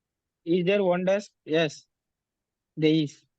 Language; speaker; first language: English; non-native, learner; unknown